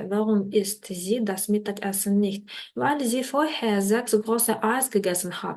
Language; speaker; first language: German; non-native, fluent; Ukrainian